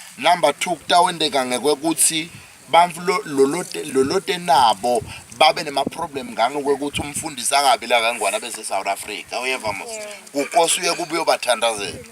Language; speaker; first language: Zulu; non-native, local second language; Swati